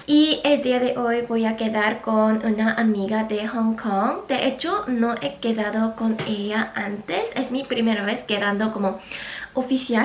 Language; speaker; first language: Spanish; non-native, local second language; Korean